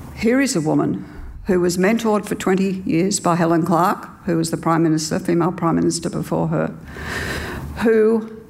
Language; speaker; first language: English; native; English